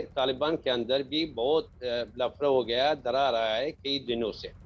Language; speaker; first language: Hindi; non-native, learner; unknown